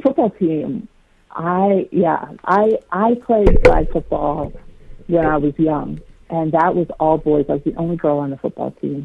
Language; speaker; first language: English; native; English